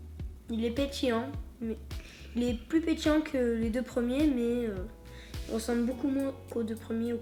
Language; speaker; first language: French; native; French